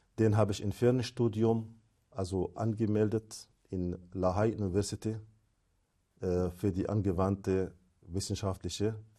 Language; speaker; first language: German; non-native, fluent; Arabic